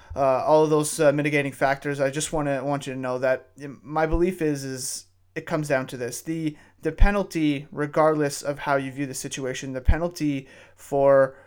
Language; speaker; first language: English; native; English